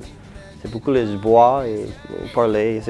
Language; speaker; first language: French; non-native, local second language; English